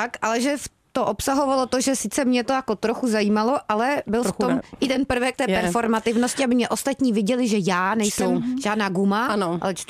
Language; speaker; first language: Czech; native; Czech